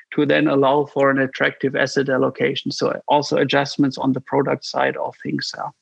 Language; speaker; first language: English; non-native, fluent; German